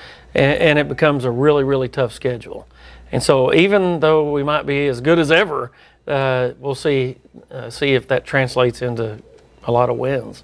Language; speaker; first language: English; native; English